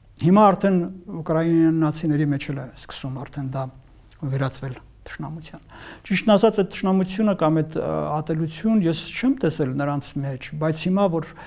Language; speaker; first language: Armenian; native; Armenian